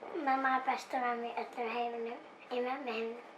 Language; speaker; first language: Icelandic; non-native, local second language; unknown